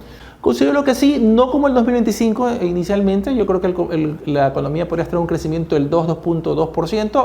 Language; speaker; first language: Spanish; native; Spanish